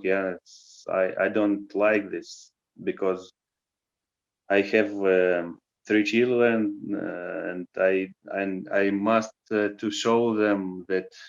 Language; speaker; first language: English; non-native, learner; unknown